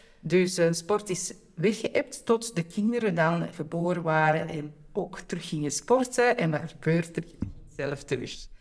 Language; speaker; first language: Dutch; native; Dutch